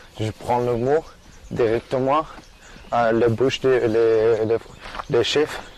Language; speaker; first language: French; non-native, learner; Persian